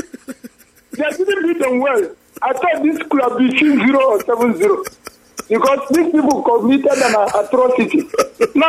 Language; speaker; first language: English; non-native, local second language; Igbo